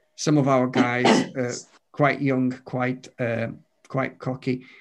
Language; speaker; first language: English; non-native, fluent; Romanian